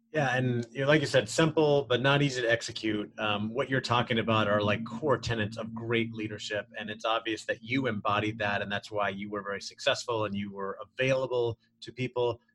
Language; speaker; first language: English; native; English